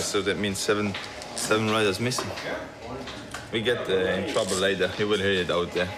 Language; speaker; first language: English; non-native, fluent; Luxembourgish